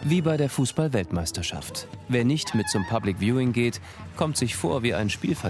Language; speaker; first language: German; native; German